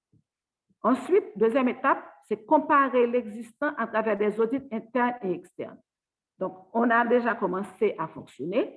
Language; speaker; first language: French; non-native, local second language; Haitian Creole